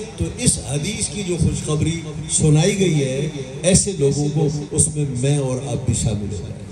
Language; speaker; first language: Urdu; non-native, local second language; Sindhi